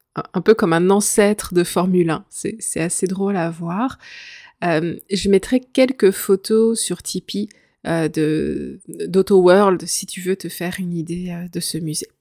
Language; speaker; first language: French; native; French